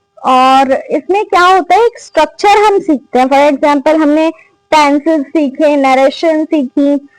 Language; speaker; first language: Hindi; native; Hindi